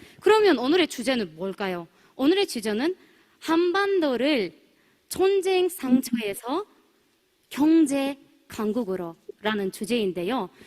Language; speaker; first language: Korean; non-native, fluent; Turkish